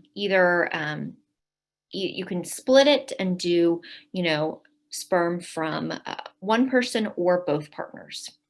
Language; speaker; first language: English; native; English